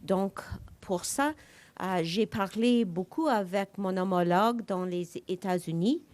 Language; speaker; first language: French; non-native, local second language; English